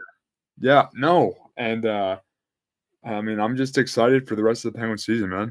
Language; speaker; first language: English; native; English